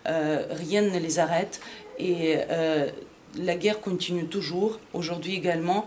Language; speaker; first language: French; non-native, fluent; Ukrainian